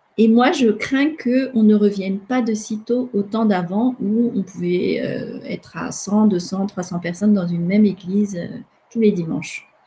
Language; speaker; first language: French; non-native, local second language; Malagasy